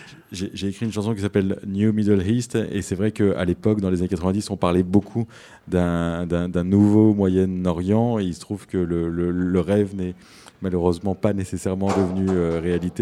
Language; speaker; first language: French; native; French